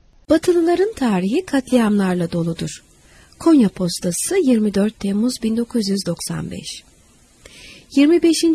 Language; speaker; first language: Turkish; native; Turkish